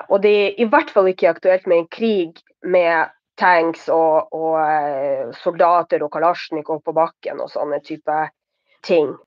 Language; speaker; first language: Norwegian; non-native, fluent; Russian